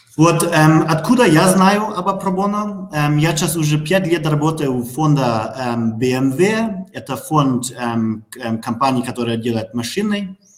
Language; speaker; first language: Russian; non-native, learner; German